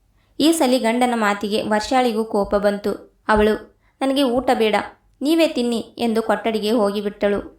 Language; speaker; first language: Kannada; native; Kannada